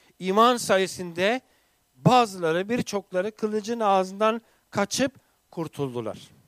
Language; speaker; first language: Turkish; non-native, fluent; English